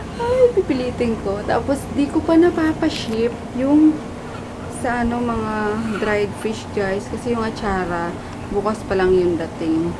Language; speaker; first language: Filipino; native; Filipino